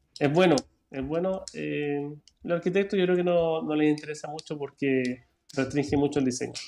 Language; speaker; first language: Spanish; native; Spanish